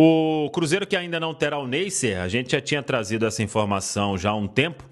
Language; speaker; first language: Portuguese; native; Portuguese